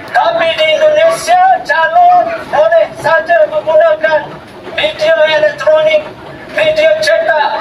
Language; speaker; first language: Malay; native; Malay